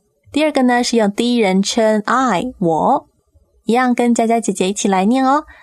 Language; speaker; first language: Chinese; native; Chinese